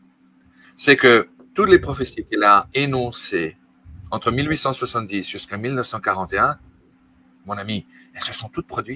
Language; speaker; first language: French; native; French